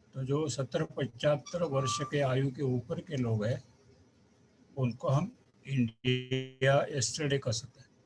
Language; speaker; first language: Hindi; non-native, local second language; Marathi